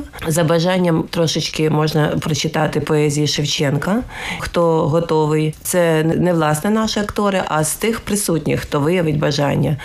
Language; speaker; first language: Ukrainian; native; Ukrainian